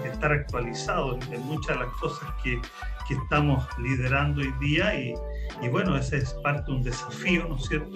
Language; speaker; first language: Spanish; native; Spanish